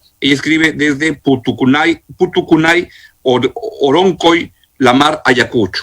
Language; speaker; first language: Spanish; native; Spanish